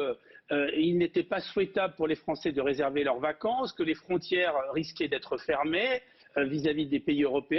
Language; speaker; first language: French; native; French